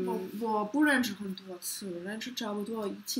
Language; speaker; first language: Chinese; non-native, learner; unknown